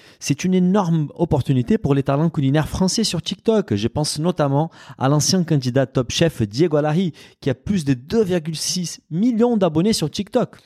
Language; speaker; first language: French; non-native, fluent; Portuguese